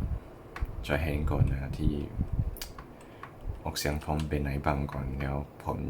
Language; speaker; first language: Thai; non-native, learner; English